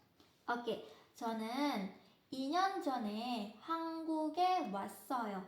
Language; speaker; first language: Korean; non-native, fluent; Indonesian